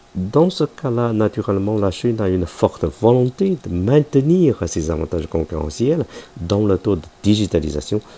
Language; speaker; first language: French; non-native, fluent; Chinese